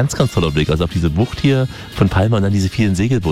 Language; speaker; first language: German; native; German